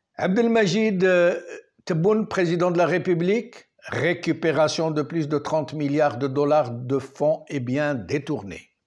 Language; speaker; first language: French; non-native, local second language; Arabic